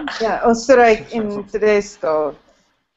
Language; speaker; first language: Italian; non-native, learner; Spanish